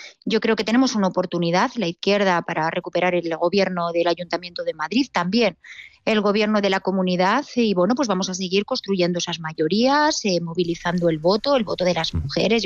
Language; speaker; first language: Spanish; native; Spanish